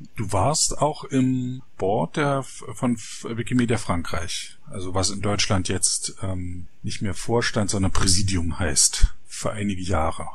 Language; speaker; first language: German; native; German